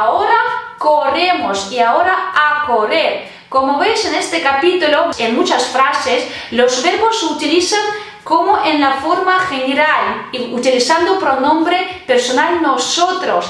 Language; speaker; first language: Spanish; non-native, fluent; Russian